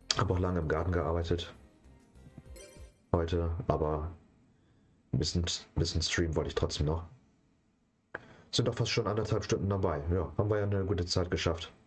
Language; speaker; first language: German; native; German